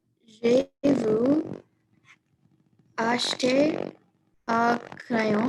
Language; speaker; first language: French; non-native, learner; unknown